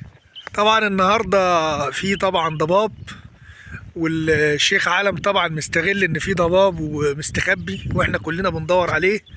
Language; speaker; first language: Arabic; native; Arabic